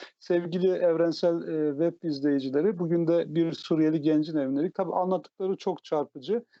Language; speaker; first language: Turkish; native; Turkish